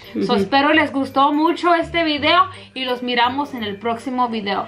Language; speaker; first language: Spanish; early bilingual, heritage; Spanish